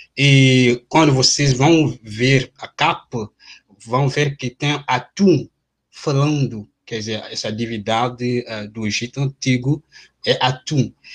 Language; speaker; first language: Portuguese; non-native, fluent; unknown